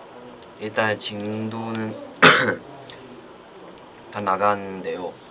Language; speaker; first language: Korean; non-native, learner; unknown